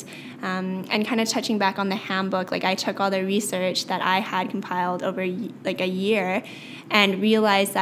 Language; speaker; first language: English; native; English